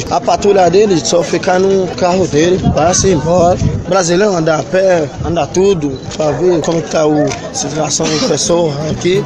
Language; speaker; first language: Portuguese; non-native, learner; Haitian Creole